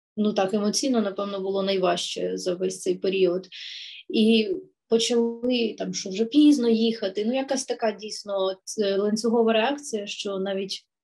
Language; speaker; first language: Ukrainian; native; Ukrainian